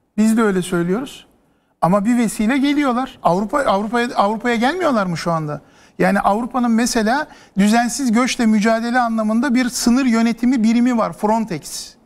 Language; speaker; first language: Turkish; native; Turkish